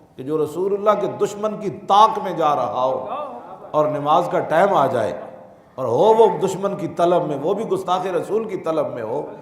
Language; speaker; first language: Urdu; non-native, local second language; Punjabi